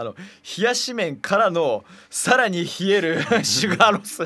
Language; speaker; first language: Japanese; native; Japanese